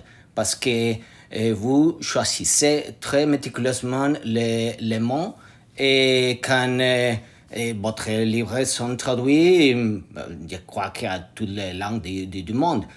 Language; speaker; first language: French; non-native, learner; Spanish